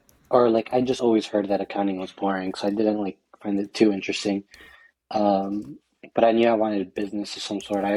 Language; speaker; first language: English; native; English